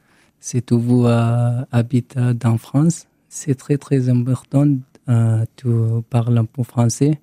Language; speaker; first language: French; non-native, learner; Arabic